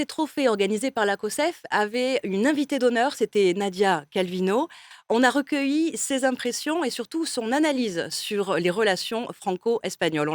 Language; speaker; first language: French; native; French